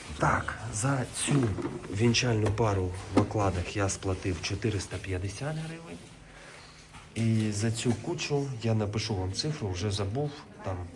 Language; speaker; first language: Ukrainian; native; Ukrainian